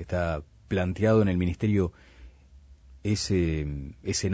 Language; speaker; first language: Spanish; native; Spanish